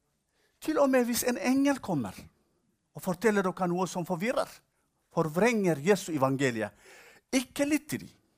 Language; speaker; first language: Norwegian; non-native, fluent; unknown